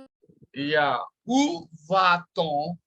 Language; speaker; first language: French; non-native, fluent; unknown